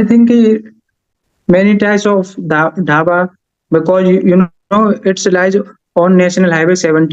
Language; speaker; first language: English; non-native, learner; Haryanvi